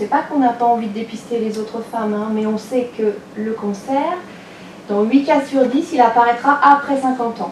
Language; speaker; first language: French; native; French